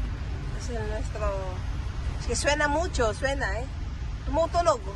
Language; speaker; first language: Spanish; non-native, learner; Filipino